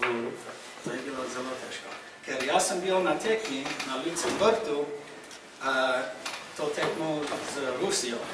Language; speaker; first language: Slovenian; non-native, fluent; English